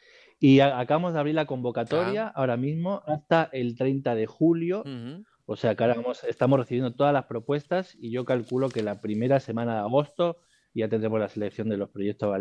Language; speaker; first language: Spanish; native; Spanish